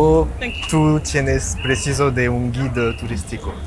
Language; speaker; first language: Spanish; non-native, learner; French